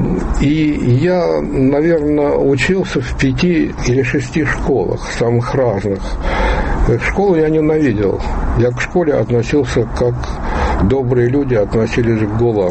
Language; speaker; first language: Russian; native; Russian